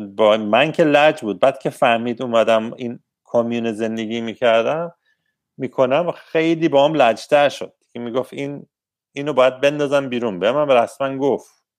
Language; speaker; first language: Persian; native; Persian